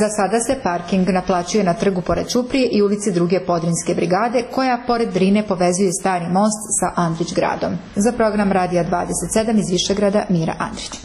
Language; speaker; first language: Croatian; native; Croatian